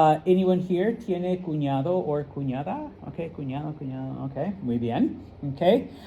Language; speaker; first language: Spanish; non-native, fluent; English